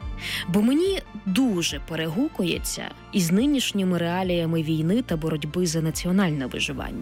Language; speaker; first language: Ukrainian; native; Ukrainian